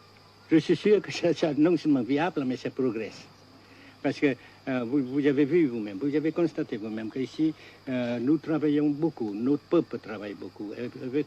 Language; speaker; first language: French; non-native, fluent; Vietnamese